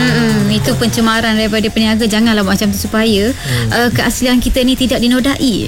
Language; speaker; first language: Malay; native; Malay